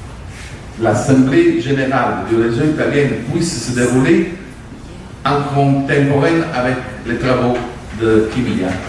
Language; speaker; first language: French; non-native, fluent; Italian